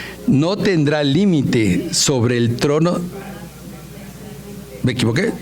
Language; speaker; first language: Spanish; native; Spanish